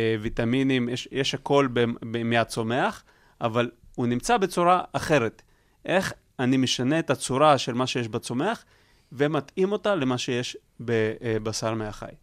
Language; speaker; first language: Hebrew; early bilingual, other home language; Russian